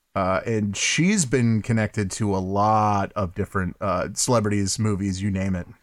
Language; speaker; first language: English; native; English